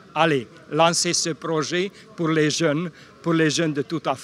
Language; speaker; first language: French; non-native, local second language; Hungarian